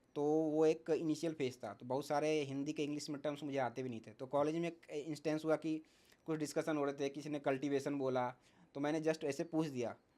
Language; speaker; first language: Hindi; native; Hindi